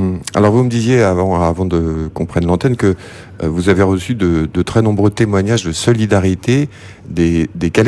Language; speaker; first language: French; native; French